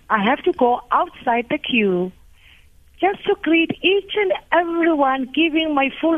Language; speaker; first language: English; non-native, local second language; Zulu